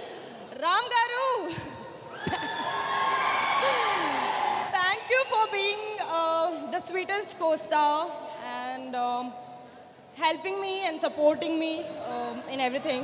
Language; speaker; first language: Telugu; non-native, learner; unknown